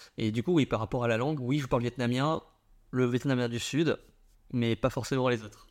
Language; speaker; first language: French; early bilingual, other home language; Vietnamese